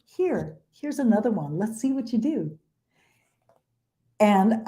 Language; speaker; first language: English; native; English